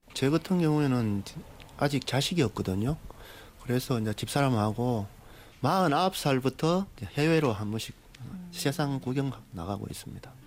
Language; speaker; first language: Korean; native; Korean